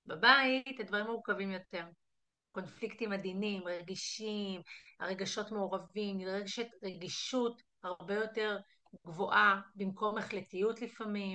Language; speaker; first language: Hebrew; native; Hebrew